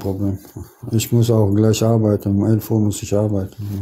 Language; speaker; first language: German; non-native, fluent; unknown